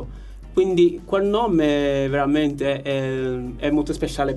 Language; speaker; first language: Italian; non-native, learner; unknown